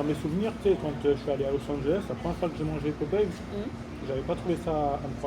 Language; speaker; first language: French; native; French